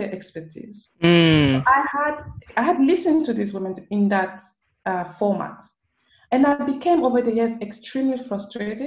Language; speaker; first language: English; non-native, local second language; French